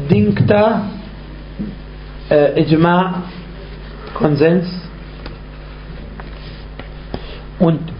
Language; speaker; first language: German; non-native, fluent; Arabic